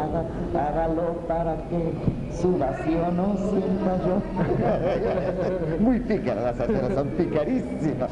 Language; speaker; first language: Spanish; native; Spanish